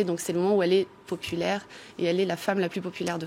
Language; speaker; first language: French; native; French